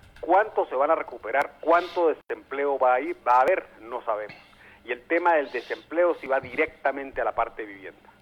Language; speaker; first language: Spanish; native; Spanish